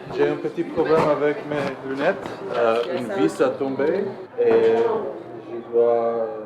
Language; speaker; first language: French; non-native, learner; English